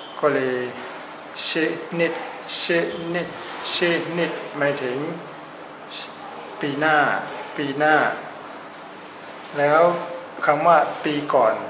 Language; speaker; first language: Thai; non-native, fluent; Burmese